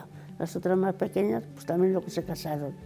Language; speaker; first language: Spanish; native; Spanish